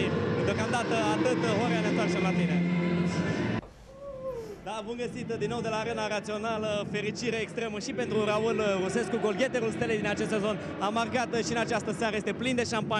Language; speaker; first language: Romanian; native; Romanian